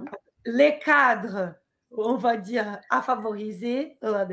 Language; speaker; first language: French; non-native, fluent; Portuguese